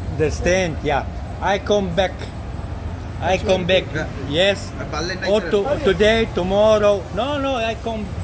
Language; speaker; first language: English; non-native, learner; Slovenian